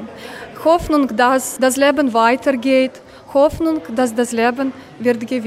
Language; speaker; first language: German; non-native, learner; Ukrainian